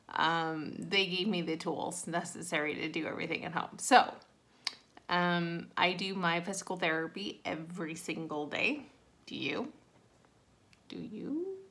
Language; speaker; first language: English; native; English